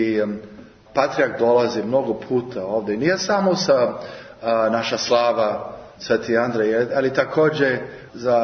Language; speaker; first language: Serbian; non-native, learner; English